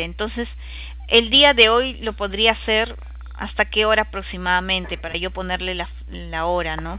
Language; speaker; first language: Spanish; native; Spanish